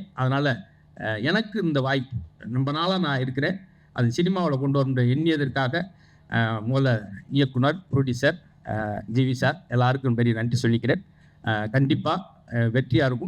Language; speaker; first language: Tamil; native; Tamil